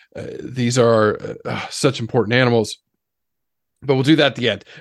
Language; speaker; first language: English; native; English